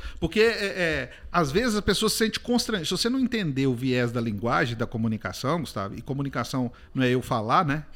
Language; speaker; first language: Portuguese; native; Portuguese